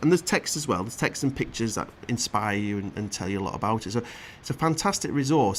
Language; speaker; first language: English; native; English